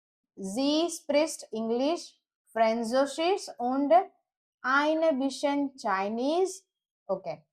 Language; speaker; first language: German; non-native, learner; Gujarati